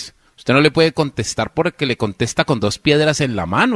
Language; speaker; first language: Spanish; native; Spanish